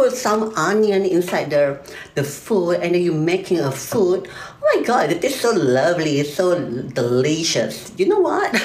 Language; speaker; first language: English; non-native, learner; Malay